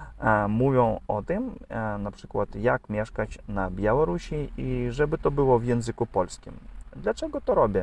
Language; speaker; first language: Polish; non-native, learner; Russian